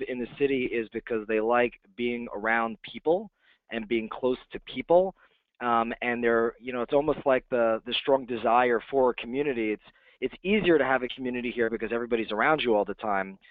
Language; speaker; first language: English; native; English